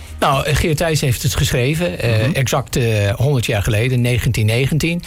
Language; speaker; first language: Dutch; native; Dutch